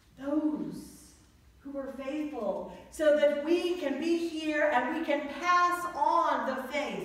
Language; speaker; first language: English; native; English